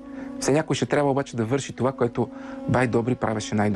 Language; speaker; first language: Bulgarian; native; Bulgarian